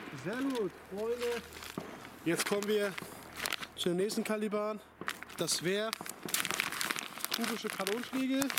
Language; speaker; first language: German; native; German